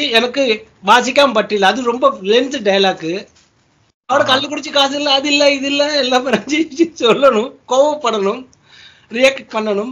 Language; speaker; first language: Tamil; early bilingual, heritage; Tamil